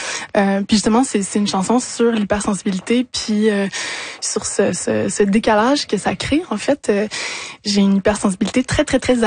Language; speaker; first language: French; native; French